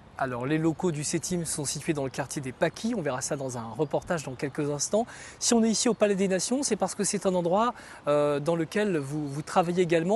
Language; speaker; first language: French; native; French